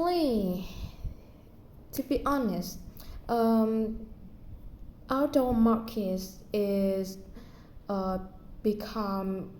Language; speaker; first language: English; non-native, learner; Vietnamese